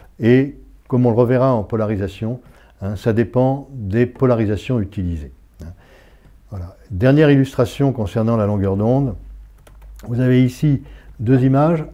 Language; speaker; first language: French; native; French